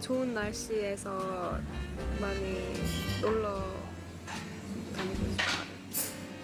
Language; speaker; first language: Korean; non-native, fluent; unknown